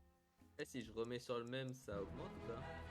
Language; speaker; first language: French; native; French